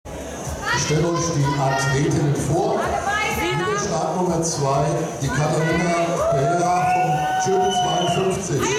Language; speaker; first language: German; native; German